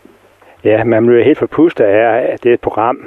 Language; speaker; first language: Danish; native; Danish